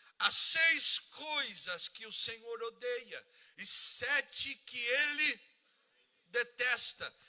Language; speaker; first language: Portuguese; native; Portuguese